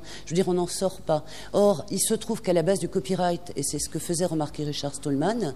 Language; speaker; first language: French; native; French